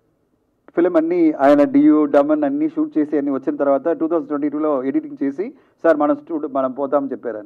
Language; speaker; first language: Telugu; non-native, fluent; Tamil